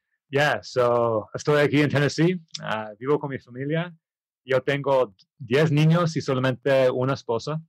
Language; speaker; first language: Spanish; early bilingual, other home language; English